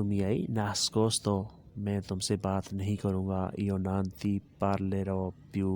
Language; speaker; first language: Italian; non-native, fluent; Urdu